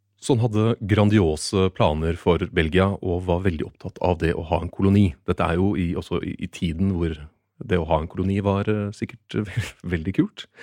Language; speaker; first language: Norwegian; native; Norwegian